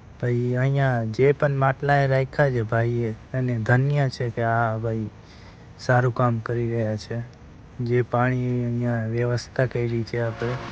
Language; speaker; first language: Gujarati; non-native, local second language; Kachhi